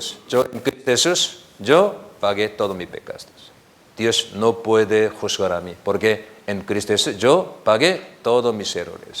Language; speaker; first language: Spanish; non-native, learner; Korean